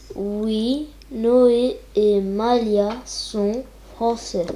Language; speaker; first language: French; non-native, learner; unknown